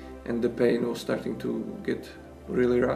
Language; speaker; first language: English; non-native, fluent; Slovak